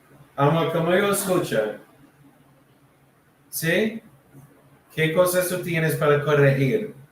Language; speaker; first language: Spanish; non-native, learner; English